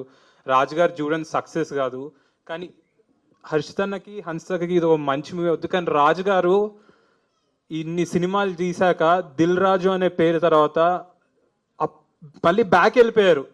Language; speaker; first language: Telugu; native; Telugu